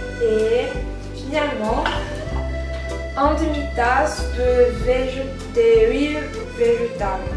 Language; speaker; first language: French; non-native, learner; Spanish